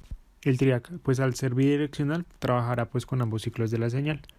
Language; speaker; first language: Spanish; native; Spanish